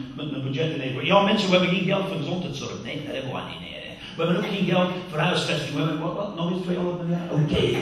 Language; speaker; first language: Dutch; non-native, fluent; English